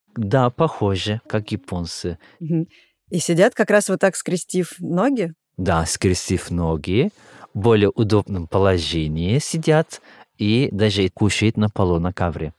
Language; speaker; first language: Russian; non-native, fluent; Turkish